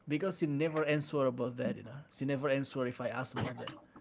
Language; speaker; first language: English; non-native, learner; Indonesian